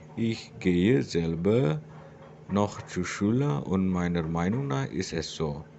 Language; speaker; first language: German; non-native, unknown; Indonesian